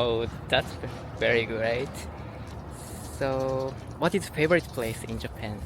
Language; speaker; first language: English; non-native, learner; Japanese